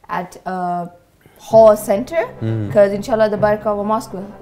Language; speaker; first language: English; native; English